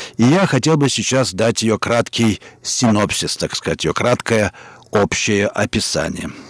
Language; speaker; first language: Russian; native; Russian